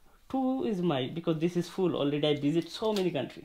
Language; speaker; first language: English; non-native, local second language; Bangla